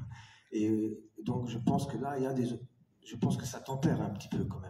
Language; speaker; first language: French; native; French